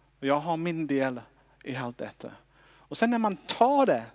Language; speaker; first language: Swedish; non-native, fluent; English